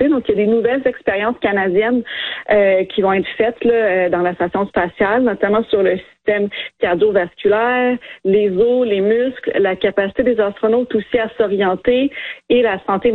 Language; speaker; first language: French; native; French